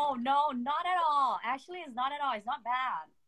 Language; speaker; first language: English; non-native, fluent; Thai